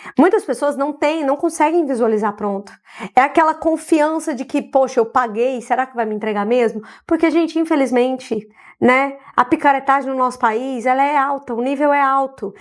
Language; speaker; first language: Portuguese; native; Portuguese